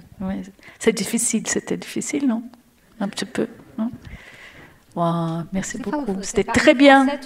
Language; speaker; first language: French; non-native, learner; Portuguese